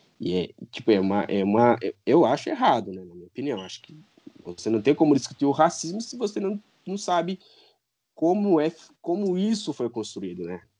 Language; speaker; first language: Portuguese; non-native, local second language; Upper Guinea Crioulo